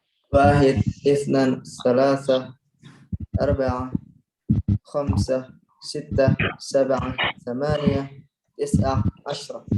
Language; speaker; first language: Arabic; non-native, learner; Indonesian